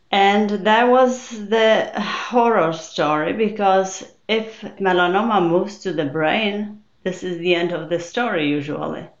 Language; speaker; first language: English; non-native, fluent; Polish